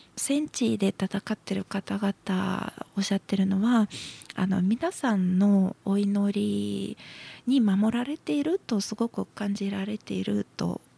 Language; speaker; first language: Japanese; non-native, fluent; Russian